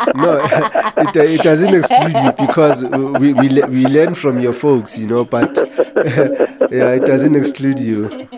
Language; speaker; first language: English; non-native, local second language; Zulu